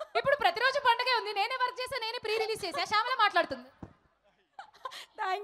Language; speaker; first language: Telugu; native; Telugu